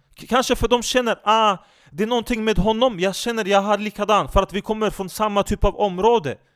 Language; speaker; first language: Swedish; non-native, fluent; Turkish